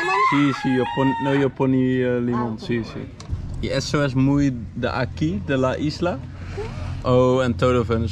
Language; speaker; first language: Spanish; non-native, learner; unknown